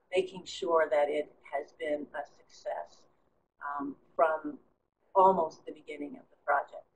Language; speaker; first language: English; native; English